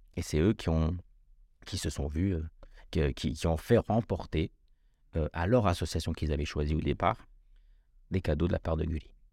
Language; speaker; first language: French; early bilingual, other home language; Kabyle